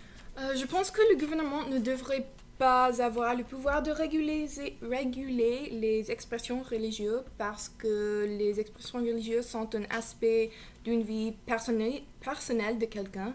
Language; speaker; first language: French; non-native, learner; English